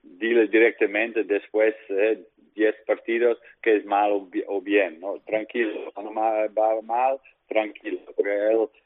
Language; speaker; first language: Spanish; non-native, learner; Dutch